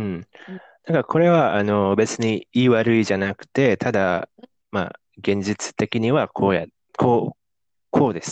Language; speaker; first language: Japanese; non-native, fluent; Indonesian